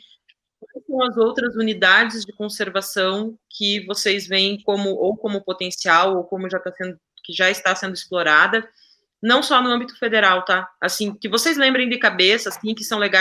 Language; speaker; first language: Portuguese; native; Portuguese